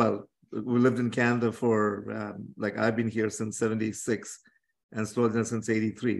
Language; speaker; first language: English; non-native, local second language; Tamil